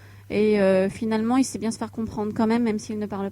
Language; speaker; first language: French; native; French